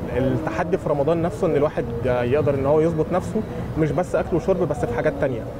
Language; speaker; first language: Arabic; early bilingual, other home language; English